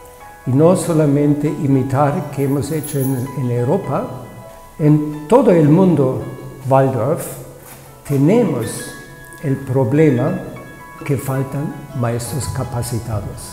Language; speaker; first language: Spanish; non-native, fluent; German